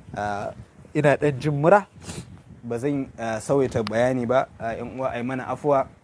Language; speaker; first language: Hausa; non-native, local second language; Kanuri